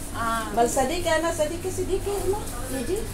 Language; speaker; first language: Arabic; non-native, learner; Filipino